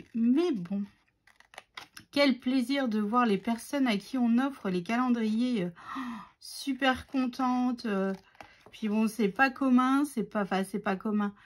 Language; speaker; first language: French; native; French